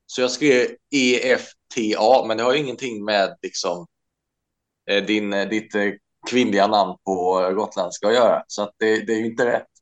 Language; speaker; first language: Swedish; native; Swedish